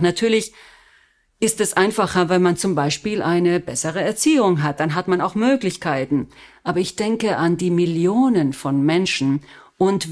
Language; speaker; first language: German; non-native, fluent; Spanish